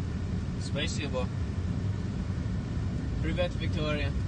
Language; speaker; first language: Russian; non-native, learner; English